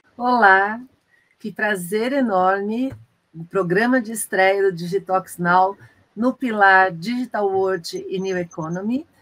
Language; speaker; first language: Portuguese; native; Portuguese